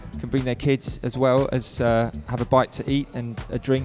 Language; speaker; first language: English; native; English